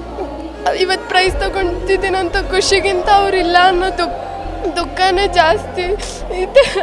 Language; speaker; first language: Kannada; non-native, local second language; Telugu